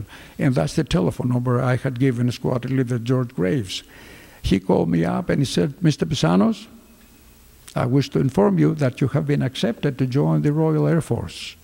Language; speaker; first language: English; non-native, fluent; Greek